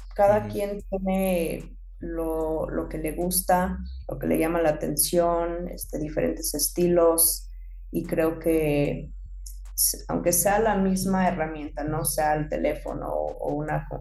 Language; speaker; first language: Spanish; early bilingual, heritage; Spanish